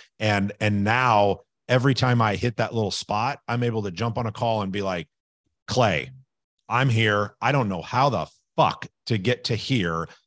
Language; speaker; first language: English; native; English